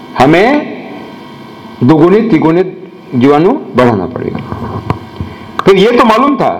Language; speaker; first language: Hindi; non-native, local second language; Marathi